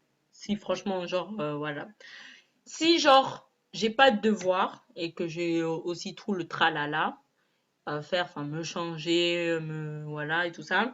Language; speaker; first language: French; native; French